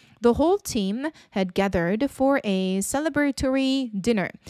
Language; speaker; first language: English; non-native, fluent; Korean